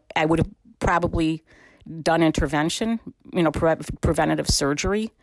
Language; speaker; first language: English; native; English